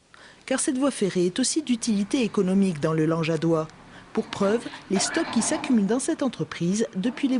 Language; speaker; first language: French; native; French